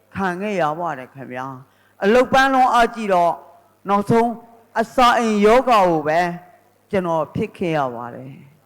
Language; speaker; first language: Burmese; native; Burmese